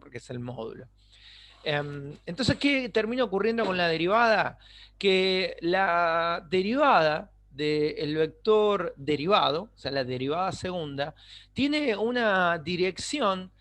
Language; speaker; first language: Spanish; native; Spanish